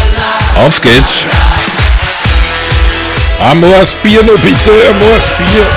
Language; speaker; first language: German; native; German